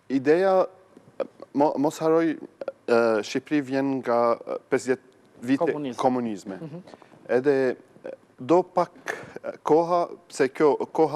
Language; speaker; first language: Albanian; non-native, learner; Arabic